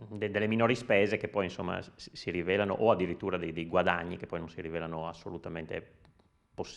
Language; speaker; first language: Italian; native; Italian